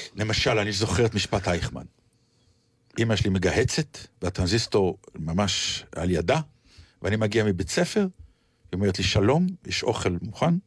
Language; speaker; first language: Hebrew; native; Hebrew